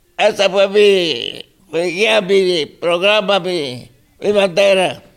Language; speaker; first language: Spanish; non-native, local second language; Zapotec